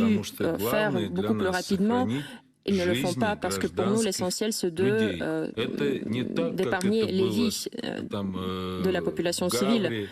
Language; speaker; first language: French; non-native, fluent; Russian